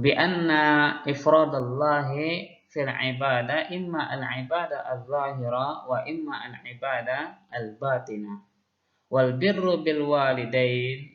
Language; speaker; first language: Arabic; non-native, fluent; Indonesian